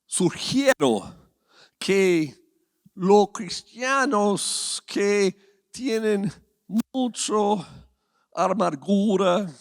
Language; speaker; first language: Spanish; non-native, fluent; English